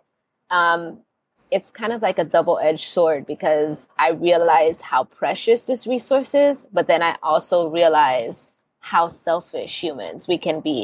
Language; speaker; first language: English; early bilingual, other home language; Spanish